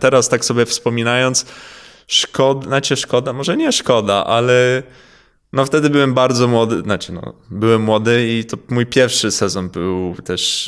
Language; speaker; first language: Polish; early bilingual, heritage; Polish